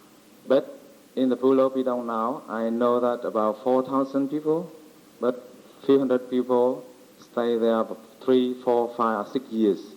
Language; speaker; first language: English; non-native, learner; Vietnamese